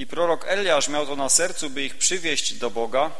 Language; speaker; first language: Polish; native; Polish